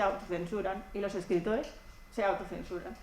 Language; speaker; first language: Spanish; native; Spanish